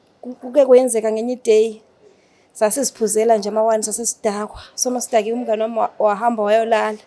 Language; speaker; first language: Zulu; non-native, fluent; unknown